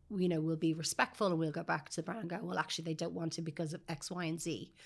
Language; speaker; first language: English; native; English